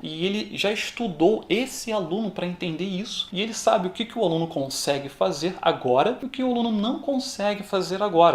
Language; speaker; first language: Portuguese; native; Portuguese